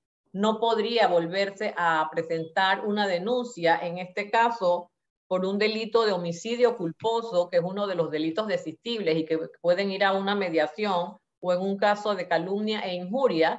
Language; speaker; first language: Spanish; native; Spanish